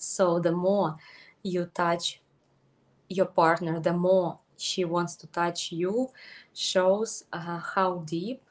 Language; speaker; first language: English; non-native, fluent; Ukrainian